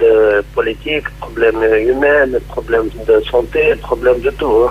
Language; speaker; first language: French; non-native, local second language; Arabic